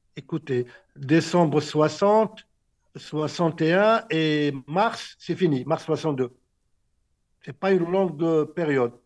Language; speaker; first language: French; non-native, local second language; Arabic